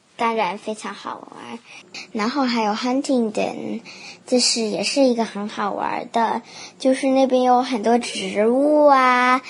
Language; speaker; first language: Chinese; early bilingual, heritage; Chinese